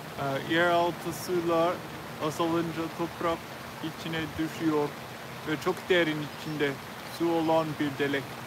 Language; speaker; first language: Turkish; non-native, learner; English